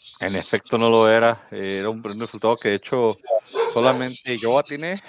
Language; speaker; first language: Spanish; native; Spanish